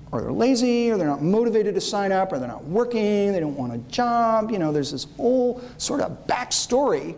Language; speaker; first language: English; native; English